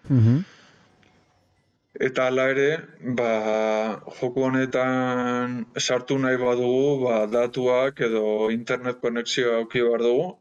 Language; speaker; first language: Basque; non-native, local second language; Spanish